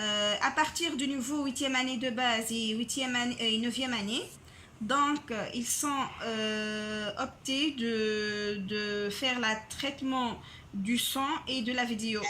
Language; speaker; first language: French; non-native, local second language; Arabic